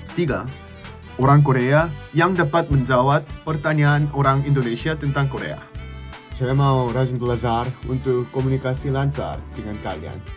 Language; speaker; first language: Indonesian; non-native, learner; Korean